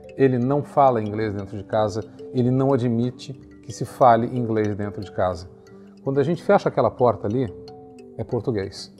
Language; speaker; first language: Portuguese; native; Portuguese